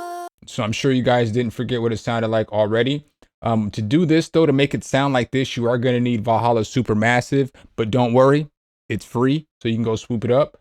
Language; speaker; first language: English; native; English